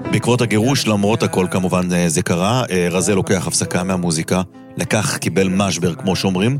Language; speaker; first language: Hebrew; native; Hebrew